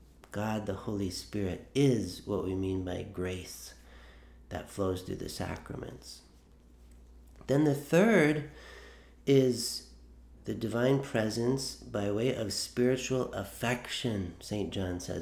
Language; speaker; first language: English; native; English